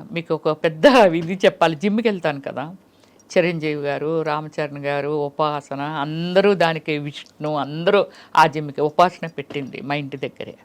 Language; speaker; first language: Telugu; native; Telugu